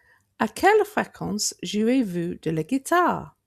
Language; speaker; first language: French; non-native, fluent; English